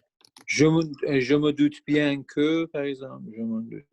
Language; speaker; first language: French; non-native, learner; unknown